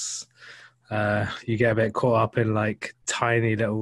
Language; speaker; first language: English; native; English